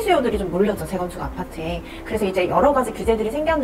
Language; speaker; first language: Korean; native; Korean